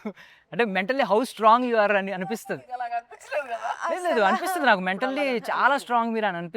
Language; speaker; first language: Telugu; native; Telugu